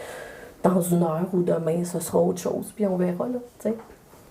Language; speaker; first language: French; native; French